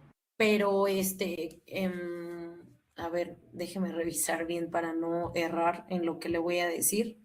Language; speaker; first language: Spanish; native; Spanish